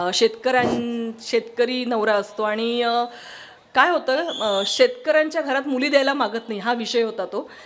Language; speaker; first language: Marathi; non-native, local second language; Kannada